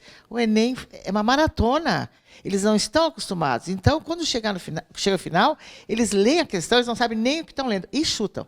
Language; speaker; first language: Portuguese; native; Portuguese